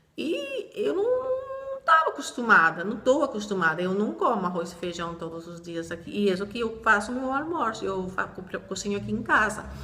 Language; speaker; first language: Portuguese; non-native, fluent; Spanish